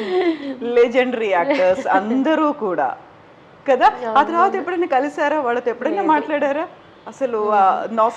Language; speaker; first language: Telugu; native; Telugu